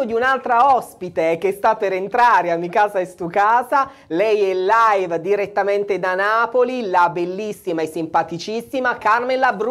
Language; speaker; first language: Italian; native; Italian